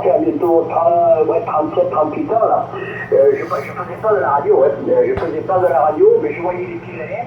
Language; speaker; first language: French; native; French